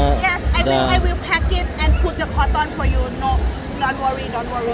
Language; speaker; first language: English; non-native, learner; Thai